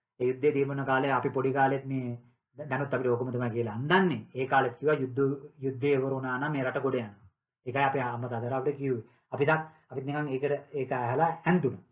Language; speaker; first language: Sinhala; non-native, local second language; Tamil